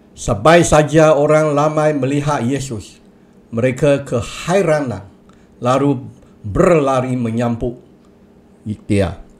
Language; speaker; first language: Malay; non-native, local second language; Chinese